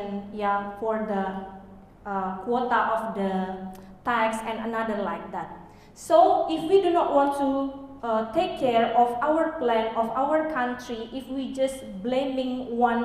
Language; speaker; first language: English; non-native, learner; Indonesian